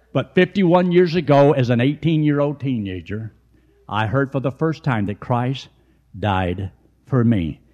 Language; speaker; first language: English; native; English